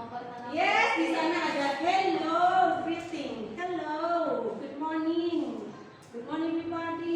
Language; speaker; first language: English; non-native, learner; Indonesian